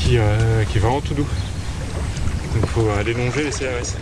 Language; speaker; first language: French; native; French